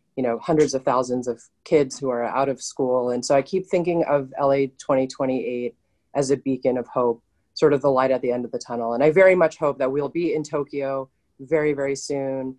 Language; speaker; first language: English; native; English